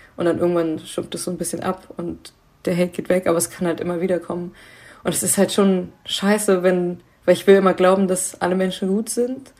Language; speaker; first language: German; native; German